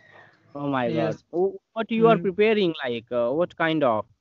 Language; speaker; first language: English; non-native, learner; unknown